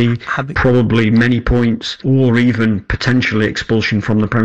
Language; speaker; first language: English; native; English